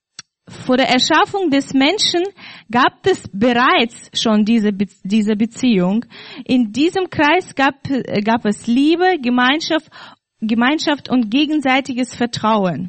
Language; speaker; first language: German; non-native, fluent; Russian